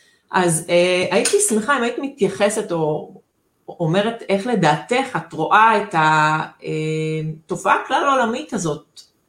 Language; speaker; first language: Hebrew; native; Hebrew